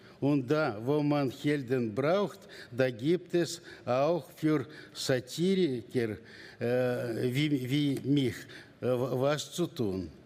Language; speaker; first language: German; non-native, learner; Russian